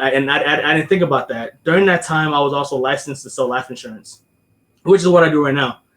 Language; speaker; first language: English; native; English